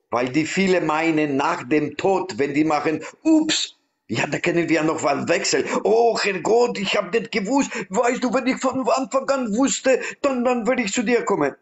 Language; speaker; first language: German; non-native, learner; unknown